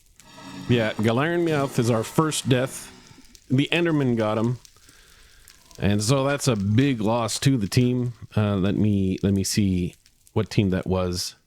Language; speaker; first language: English; native; English